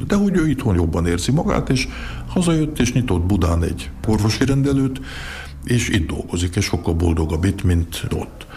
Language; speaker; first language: Hungarian; early bilingual, heritage; Hungarian